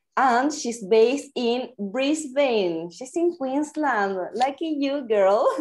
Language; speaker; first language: English; non-native, fluent; Spanish